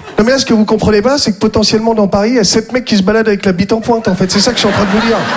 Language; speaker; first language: French; native; French